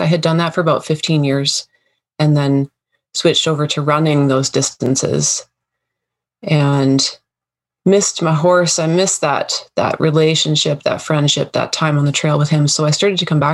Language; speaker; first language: English; native; English